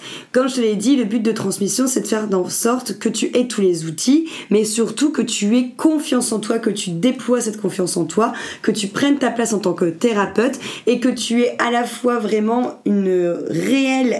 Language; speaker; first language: French; native; French